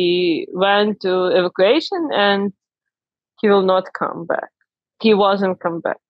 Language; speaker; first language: English; non-native, learner; Ukrainian